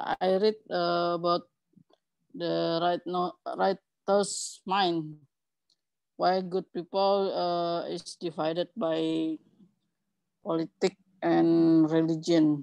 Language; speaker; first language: English; non-native, learner; Indonesian